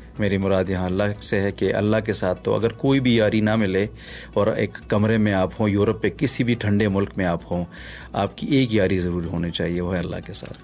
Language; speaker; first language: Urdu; non-native, local second language; Punjabi